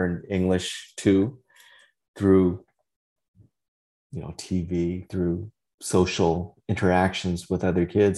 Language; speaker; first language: English; early bilingual, other home language; Vietnamese